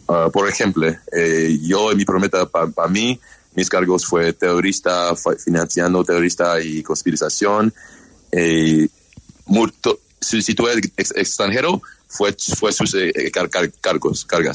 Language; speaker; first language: Spanish; non-native, learner; English